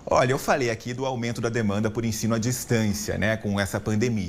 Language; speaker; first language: Portuguese; native; Portuguese